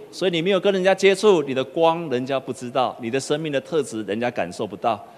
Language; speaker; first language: Chinese; native; Chinese